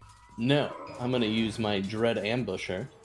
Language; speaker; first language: English; native; English